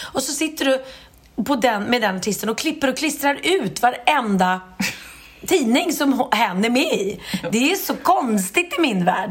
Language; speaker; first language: Swedish; native; Swedish